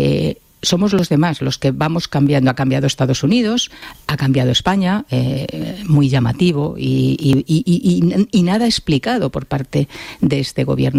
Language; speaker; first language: Spanish; native; Spanish